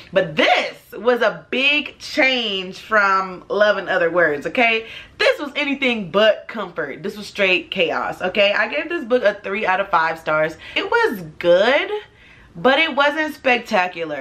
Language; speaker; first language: English; native; English